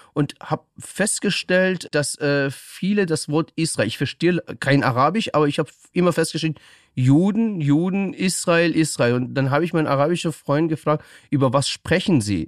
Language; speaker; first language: German; early bilingual, other home language; Persian